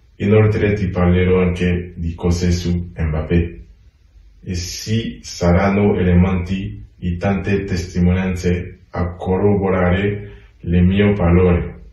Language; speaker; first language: Italian; non-native, learner; French